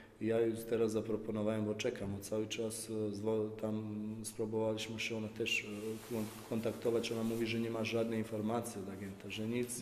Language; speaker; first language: Polish; non-native, fluent; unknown